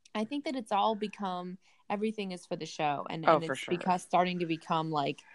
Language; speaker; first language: English; native; English